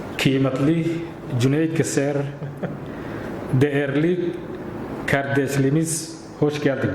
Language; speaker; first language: Turkish; non-native, fluent; Somali